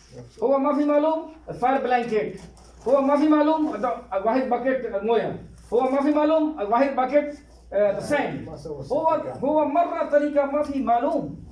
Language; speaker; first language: Arabic; non-native, learner; Hindi